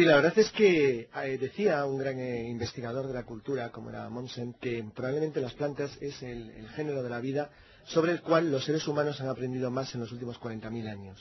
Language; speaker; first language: Spanish; native; Spanish